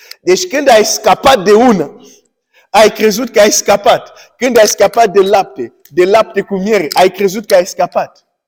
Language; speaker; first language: Romanian; early bilingual, heritage; Romanian